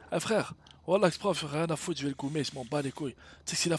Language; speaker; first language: French; native; French